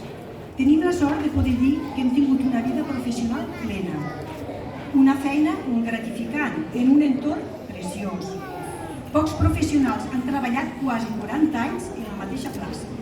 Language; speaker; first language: Catalan; native; Catalan